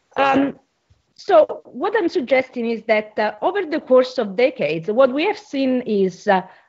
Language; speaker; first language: English; non-native, fluent; Italian